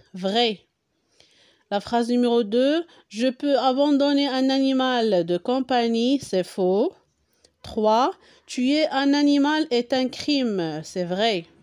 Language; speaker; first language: French; non-native, local second language; Arabic